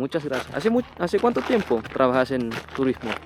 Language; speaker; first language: Spanish; non-native, fluent; Indonesian